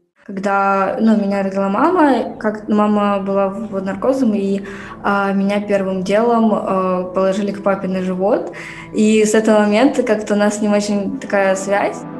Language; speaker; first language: Russian; native; Russian